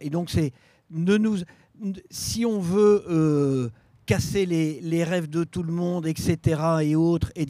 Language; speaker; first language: French; native; French